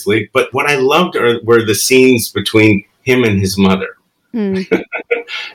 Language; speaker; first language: English; early bilingual, other home language; Spanish